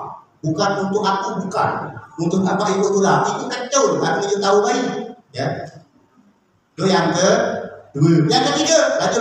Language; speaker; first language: Indonesian; native; Indonesian